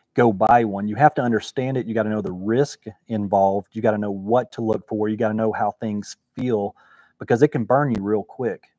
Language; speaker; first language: English; native; English